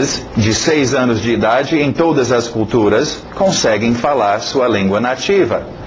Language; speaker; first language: Portuguese; non-native, fluent; English